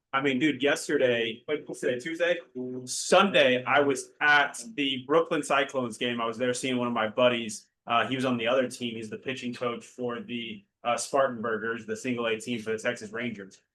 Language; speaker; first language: English; native; English